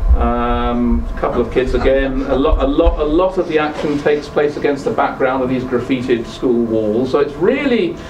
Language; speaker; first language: English; native; English